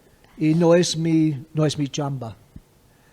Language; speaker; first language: Spanish; non-native, fluent; English